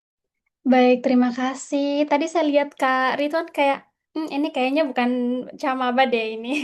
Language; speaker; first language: Indonesian; native; Indonesian